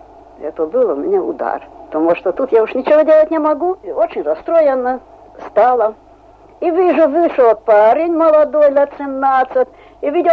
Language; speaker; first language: Russian; non-native, fluent; Hungarian